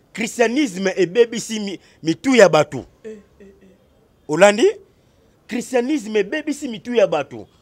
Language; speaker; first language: Lingala; non-native, local second language; Kongo